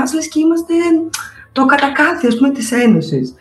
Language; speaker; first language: Greek; early bilingual, other home language; Albanian